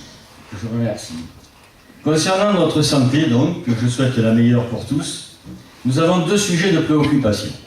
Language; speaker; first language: French; native; French